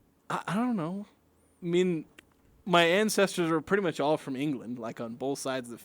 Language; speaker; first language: English; native; English